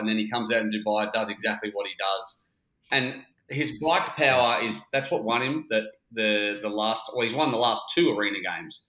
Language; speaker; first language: English; native; English